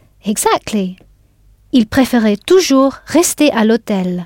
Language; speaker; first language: French; non-native, fluent; English